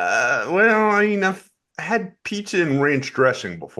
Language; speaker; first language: English; native; English